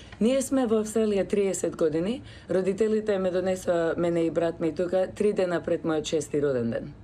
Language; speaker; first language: Macedonian; early bilingual, other home language; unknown